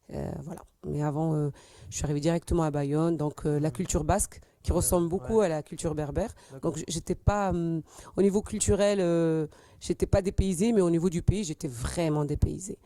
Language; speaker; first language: French; native; French